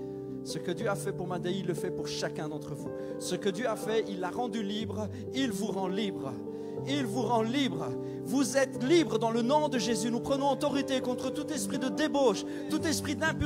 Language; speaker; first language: French; native; French